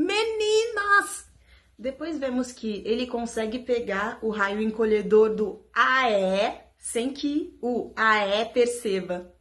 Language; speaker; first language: Portuguese; native; Portuguese